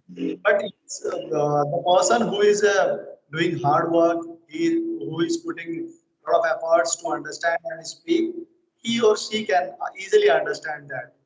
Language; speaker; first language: English; non-native, local second language; Hindi